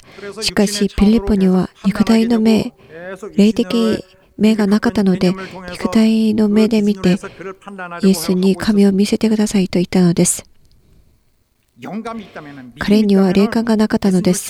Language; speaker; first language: Japanese; non-native, learner; Korean